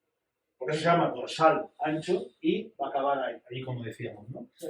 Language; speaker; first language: Spanish; native; Spanish